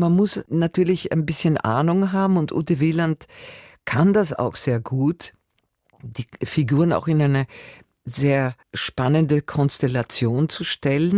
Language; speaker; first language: German; native; German